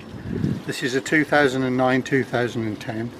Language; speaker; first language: English; native; English